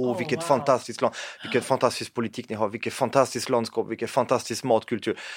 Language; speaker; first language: Swedish; non-native, fluent; French